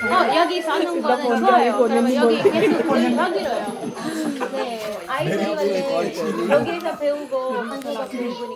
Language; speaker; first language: Korean; non-native, learner; Urdu